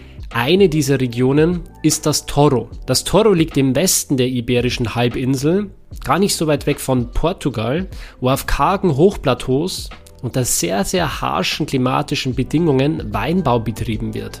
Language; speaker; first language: German; native; German